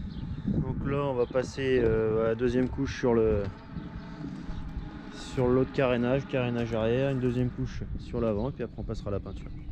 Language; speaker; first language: French; native; French